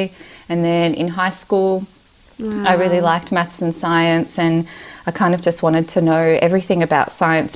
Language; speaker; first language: English; early bilingual, other home language; Romanian